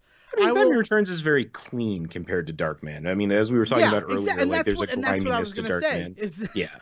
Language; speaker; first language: English; native; English